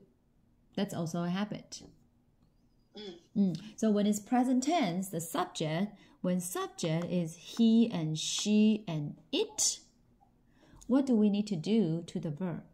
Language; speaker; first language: English; non-native, fluent; Chinese